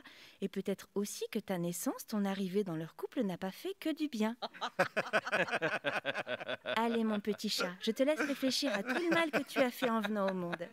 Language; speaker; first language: French; native; French